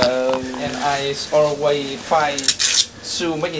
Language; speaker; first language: English; non-native, learner; Vietnamese